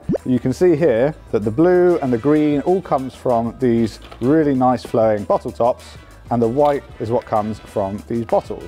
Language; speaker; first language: English; native; English